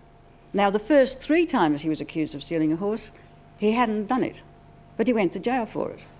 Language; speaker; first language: English; native; English